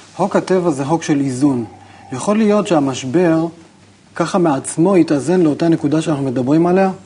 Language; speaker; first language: Hebrew; native; Hebrew